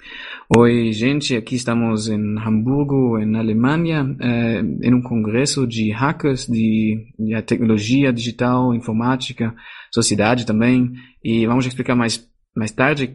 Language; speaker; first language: Portuguese; non-native, fluent; German